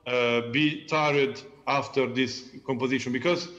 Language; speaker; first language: English; non-native, learner; Italian